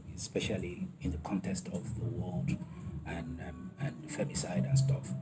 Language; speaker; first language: English; non-native, local second language; Yoruba